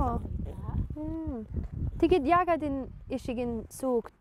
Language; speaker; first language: Mongolian; non-native, fluent; English